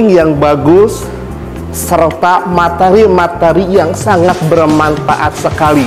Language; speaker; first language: Indonesian; non-native, local second language; Sundanese